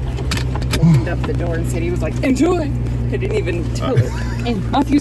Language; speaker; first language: English; native; English